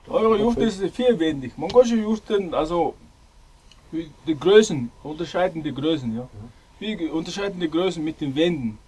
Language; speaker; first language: German; non-native, learner; Mongolian